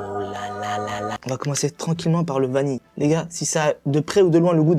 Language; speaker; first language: French; native; French